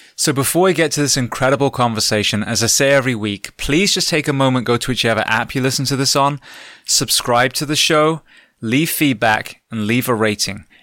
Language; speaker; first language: English; native; English